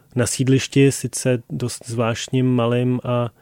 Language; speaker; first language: Czech; native; Czech